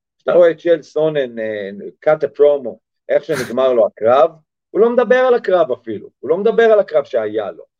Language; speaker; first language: Hebrew; early bilingual, other home language; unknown